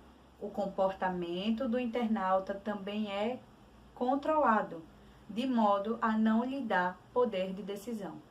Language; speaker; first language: Portuguese; native; Portuguese